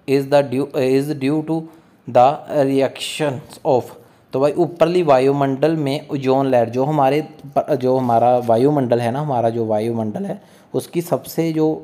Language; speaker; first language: Hindi; native; Hindi